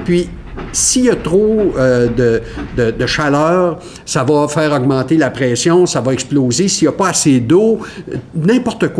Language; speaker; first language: French; native; French